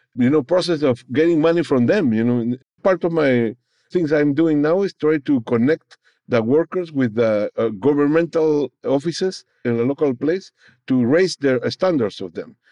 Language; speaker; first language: English; non-native, learner; Spanish